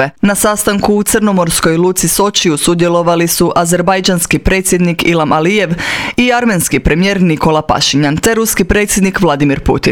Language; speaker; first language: Croatian; native; Croatian